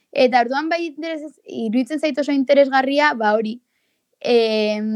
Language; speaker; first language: Basque; native; Basque